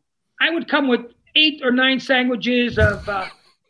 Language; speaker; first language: English; non-native, fluent; Italian